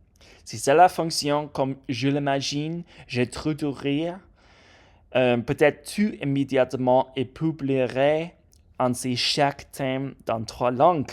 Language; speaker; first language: French; non-native, learner; English